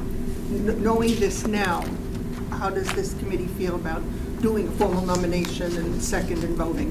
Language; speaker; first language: English; native; English